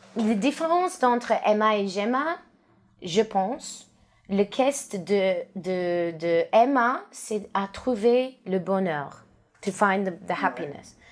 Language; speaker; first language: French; non-native, learner; English